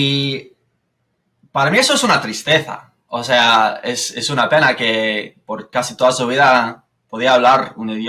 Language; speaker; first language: Spanish; non-native, fluent; English